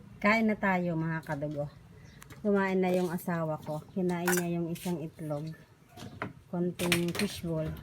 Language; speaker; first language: Filipino; non-native, local second language; Iloko